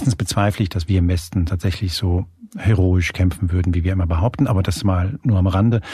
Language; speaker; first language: German; early bilingual, other home language; Spanish